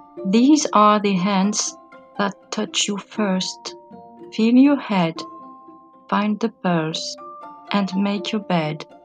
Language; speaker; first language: English; non-native, fluent; French